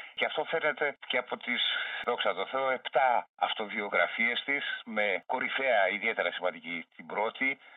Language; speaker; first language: Greek; native; Greek